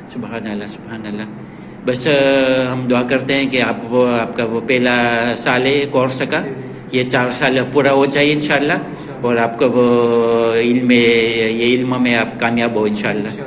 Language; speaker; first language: Hindi; non-native, learner; Gujarati